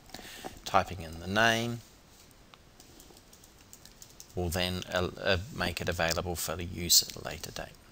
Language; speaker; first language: English; native; English